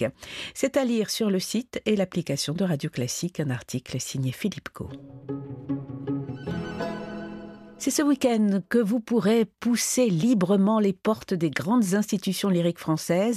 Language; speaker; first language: French; native; French